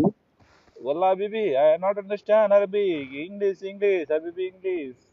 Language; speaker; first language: English; non-native, learner; Nepali